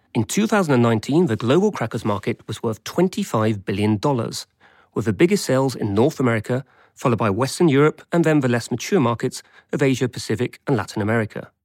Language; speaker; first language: English; native; English